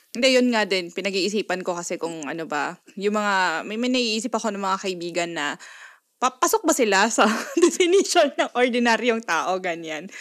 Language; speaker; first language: Filipino; non-native, local second language; Pampanga